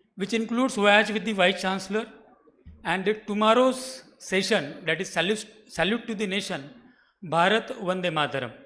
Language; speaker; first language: English; non-native, local second language; Marathi